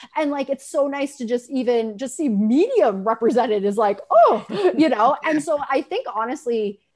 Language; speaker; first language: English; native; English